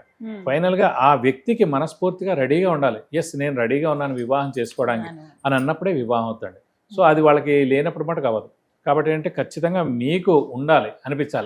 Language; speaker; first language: Telugu; native; Telugu